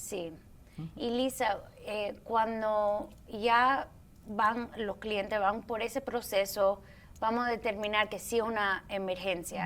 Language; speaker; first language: Spanish; early bilingual, heritage; Spanish